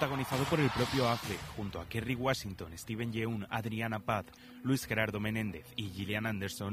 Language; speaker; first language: Spanish; native; Spanish